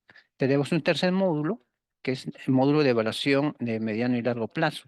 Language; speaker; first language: Spanish; native; Spanish